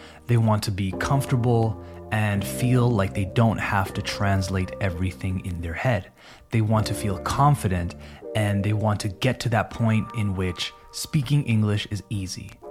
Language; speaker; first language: English; native; English